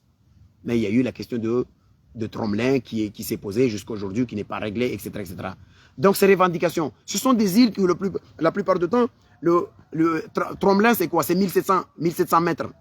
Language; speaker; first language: French; non-native, local second language; Comorian